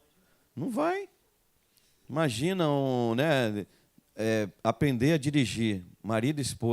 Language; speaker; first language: Portuguese; native; Portuguese